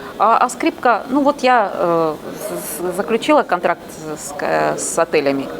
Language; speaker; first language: Russian; native; Russian